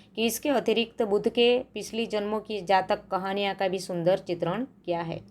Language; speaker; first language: Hindi; non-native, local second language; Gujarati